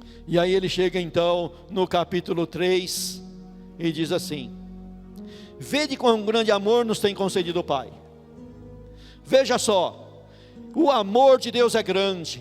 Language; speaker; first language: Portuguese; native; Portuguese